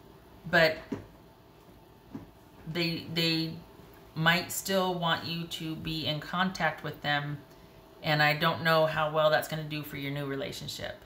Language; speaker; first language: English; native; English